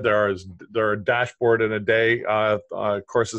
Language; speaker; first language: English; native; English